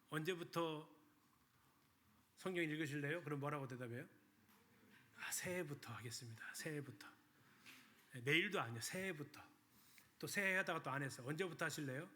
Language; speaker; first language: Korean; native; Korean